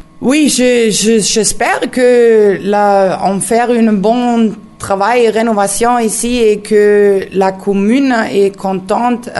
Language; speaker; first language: French; non-native, learner; German